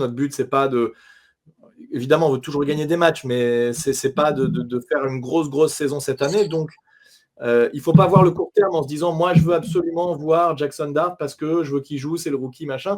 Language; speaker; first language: French; native; French